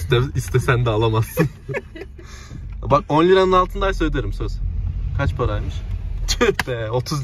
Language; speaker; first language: Turkish; native; Turkish